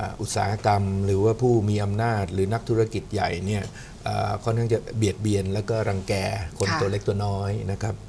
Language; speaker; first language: Thai; native; Thai